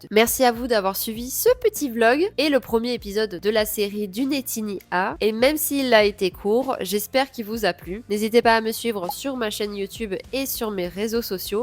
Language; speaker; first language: French; native; French